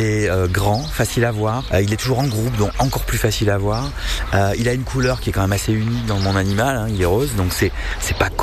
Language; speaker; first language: French; native; French